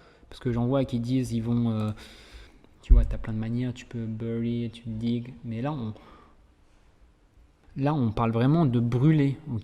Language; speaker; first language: French; native; French